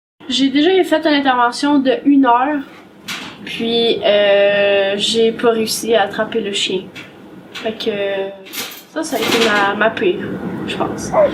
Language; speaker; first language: French; native; French